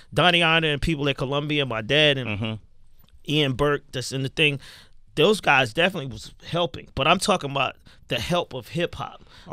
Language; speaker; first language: English; native; English